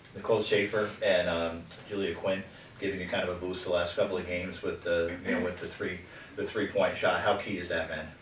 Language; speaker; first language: English; native; English